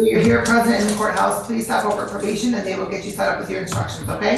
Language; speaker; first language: English; native; English